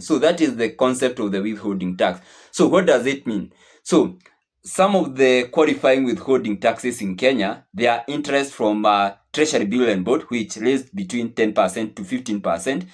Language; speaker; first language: English; non-native, local second language; Swahili